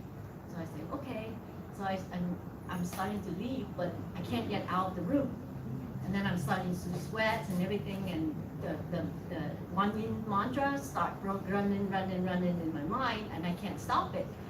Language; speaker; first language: English; non-native, learner; Vietnamese